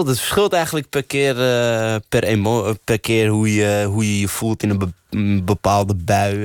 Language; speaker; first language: Dutch; early bilingual, other home language; Arabic